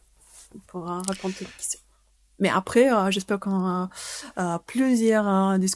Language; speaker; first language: French; non-native, fluent; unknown